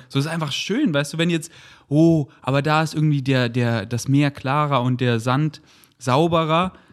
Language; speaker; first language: German; native; German